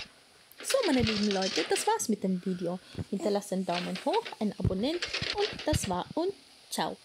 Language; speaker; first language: German; native; German